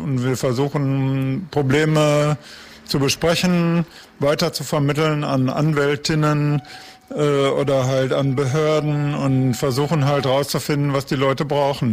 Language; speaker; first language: German; native; German